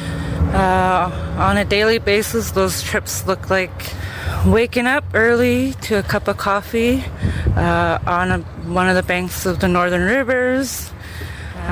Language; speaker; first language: English; native; English